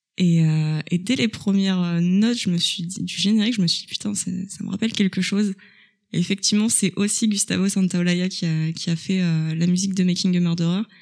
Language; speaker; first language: French; native; French